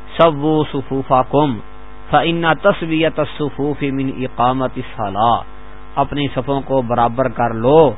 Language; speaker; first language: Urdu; non-native, local second language; Punjabi